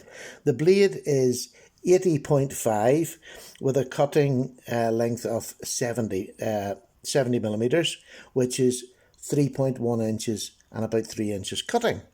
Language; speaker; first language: English; native; English